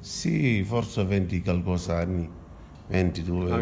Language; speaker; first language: Italian; non-native, learner; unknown